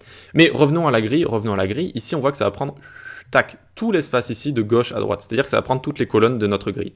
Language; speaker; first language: French; native; French